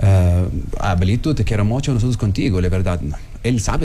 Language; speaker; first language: Spanish; non-native, learner; Arabic